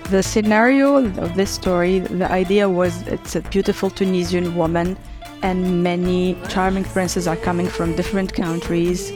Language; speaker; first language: English; non-native, fluent; Arabic